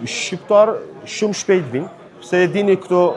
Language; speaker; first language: Albanian; early bilingual, heritage; Albanian